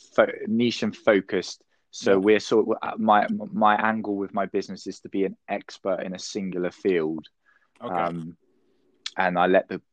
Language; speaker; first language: English; native; English